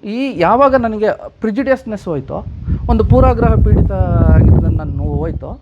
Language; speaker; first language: Kannada; native; Kannada